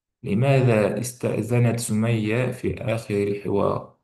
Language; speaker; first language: Arabic; non-native, fluent; Uzbek